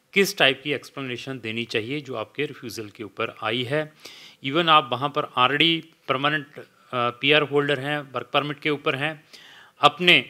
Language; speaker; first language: Hindi; native; Hindi